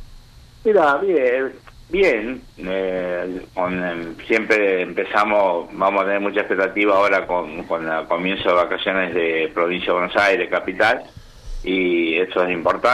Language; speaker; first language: Spanish; native; Spanish